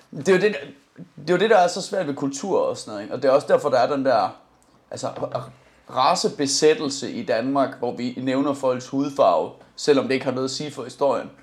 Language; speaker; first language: Danish; early bilingual, other home language; Persian